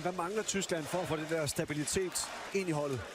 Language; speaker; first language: Danish; native; Danish